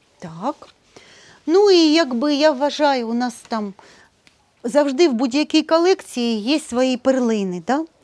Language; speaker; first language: Ukrainian; non-native, local second language; Russian